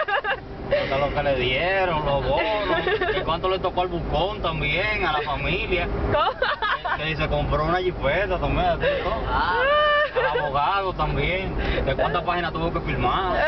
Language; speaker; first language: Spanish; native; Spanish